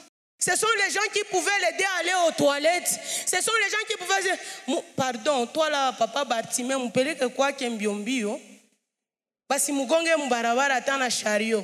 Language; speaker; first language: French; non-native, local second language; Swahili